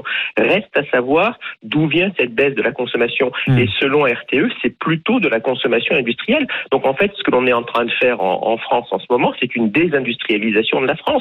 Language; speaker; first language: French; native; French